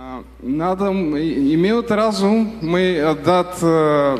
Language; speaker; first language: Russian; non-native, learner; Bulgarian